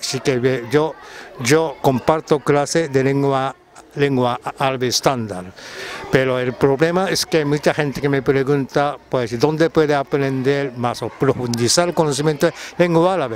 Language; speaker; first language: Spanish; non-native, fluent; Japanese